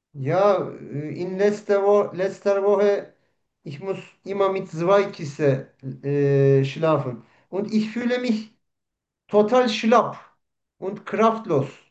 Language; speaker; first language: German; non-native, learner; Turkish